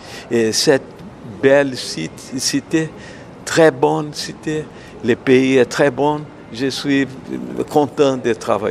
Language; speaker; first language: French; non-native, learner; Portuguese